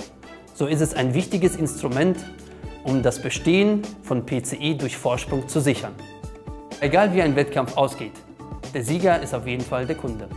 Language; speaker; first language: German; native; German